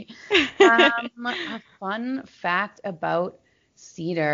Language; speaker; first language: English; native; English